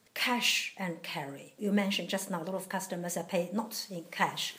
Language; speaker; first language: English; non-native, fluent; Chinese